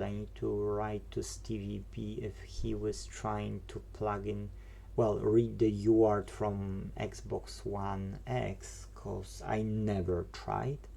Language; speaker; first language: English; non-native, fluent; Polish